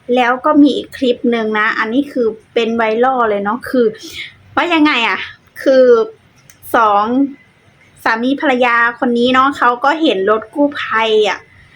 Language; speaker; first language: Thai; native; Thai